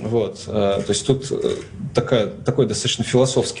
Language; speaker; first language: Russian; native; Russian